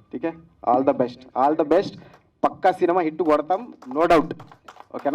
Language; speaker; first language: Telugu; native; Telugu